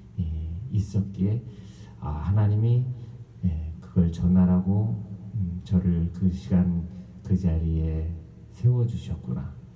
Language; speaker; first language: Korean; native; Korean